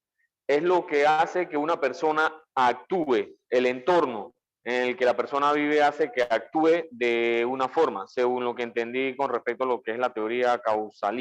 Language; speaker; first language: Spanish; native; Spanish